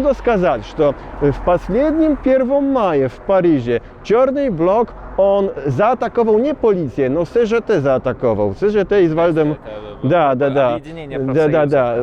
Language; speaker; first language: Russian; non-native, learner; Polish